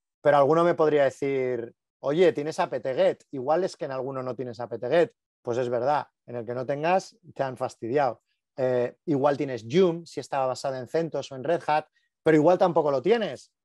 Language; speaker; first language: Spanish; native; Spanish